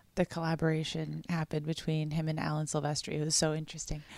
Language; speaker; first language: English; native; English